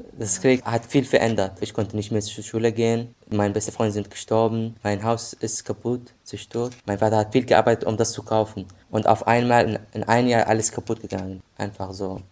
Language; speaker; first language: German; non-native, learner; Arabic